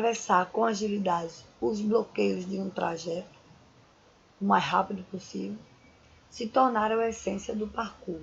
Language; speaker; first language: Portuguese; native; Portuguese